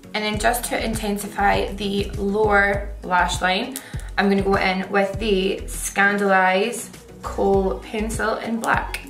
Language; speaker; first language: English; native; English